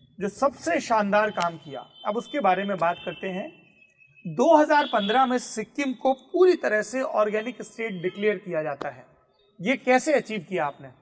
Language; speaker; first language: Hindi; native; Hindi